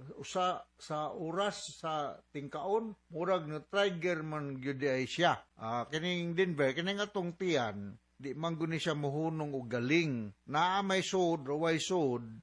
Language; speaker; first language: Cebuano; native; Cebuano